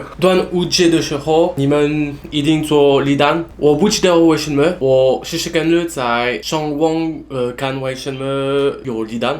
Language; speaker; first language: Chinese; non-native, learner; French